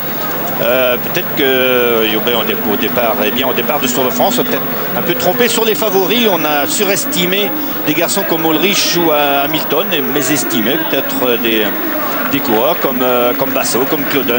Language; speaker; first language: French; native; French